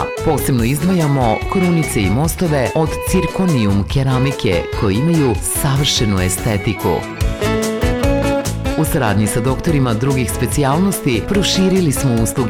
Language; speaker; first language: Serbian; native; Serbian